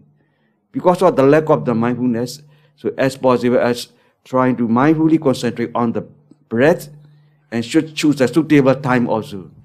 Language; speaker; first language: English; non-native, learner; Burmese